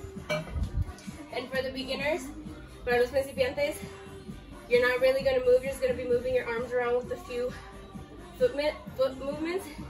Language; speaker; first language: English; early bilingual, other home language; Spanish